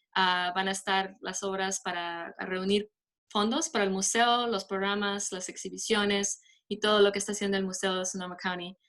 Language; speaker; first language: Spanish; early bilingual, heritage; Spanish